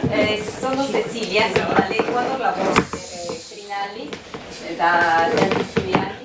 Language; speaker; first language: Italian; non-native, fluent; Spanish